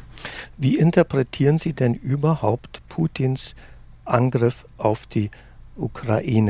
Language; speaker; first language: German; native; German